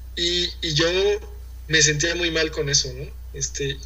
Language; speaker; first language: Spanish; early bilingual, heritage; Spanish